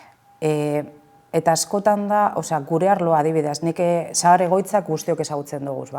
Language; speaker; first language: Basque; native; Basque